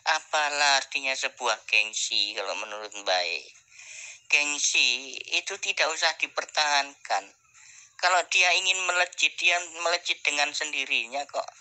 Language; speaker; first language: Indonesian; non-native, local second language; Javanese